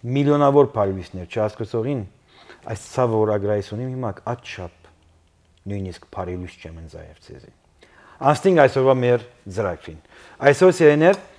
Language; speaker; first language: Armenian; early bilingual, heritage; Armenian